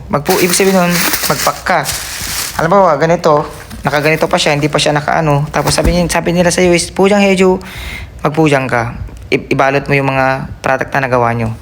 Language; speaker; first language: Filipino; native; Filipino